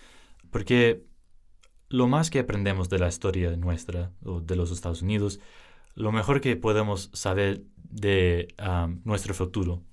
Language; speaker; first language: Spanish; early bilingual, heritage; English